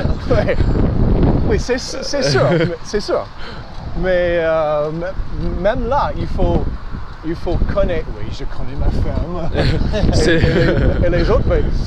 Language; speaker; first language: French; early bilingual, heritage; English